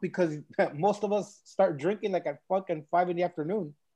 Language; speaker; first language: English; early bilingual, other home language; Spanish